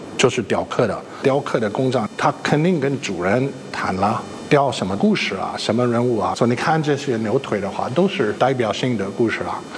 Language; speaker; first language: Chinese; non-native, fluent; English